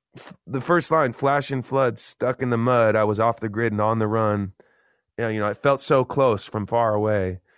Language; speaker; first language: English; native; English